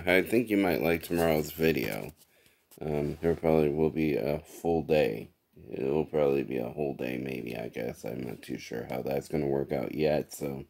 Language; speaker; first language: English; native; English